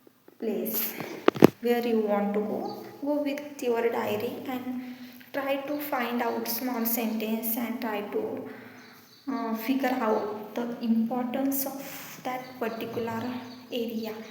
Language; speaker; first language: English; non-native, learner; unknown